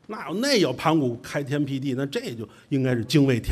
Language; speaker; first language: Chinese; native; Chinese